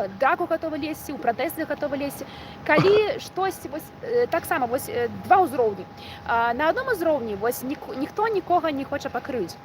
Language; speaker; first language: Belarusian; non-native, local second language; Russian